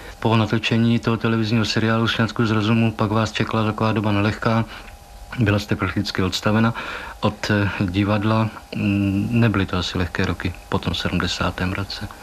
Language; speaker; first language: Czech; native; Czech